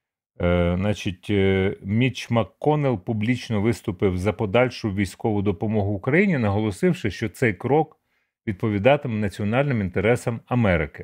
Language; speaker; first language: Ukrainian; native; Ukrainian